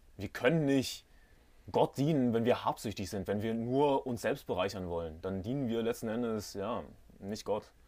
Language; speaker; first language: German; native; German